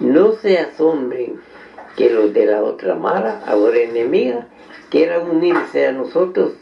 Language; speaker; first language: Spanish; native; Spanish